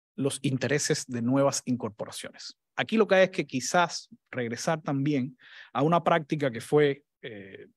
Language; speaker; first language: Spanish; native; Spanish